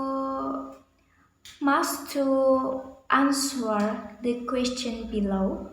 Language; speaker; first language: English; non-native, learner; Indonesian